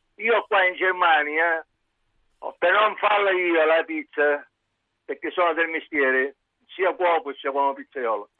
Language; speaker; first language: Italian; native; Italian